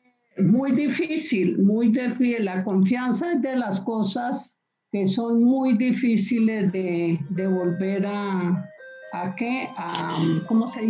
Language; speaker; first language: Spanish; native; Spanish